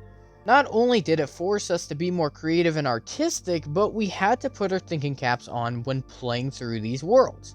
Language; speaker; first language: English; native; English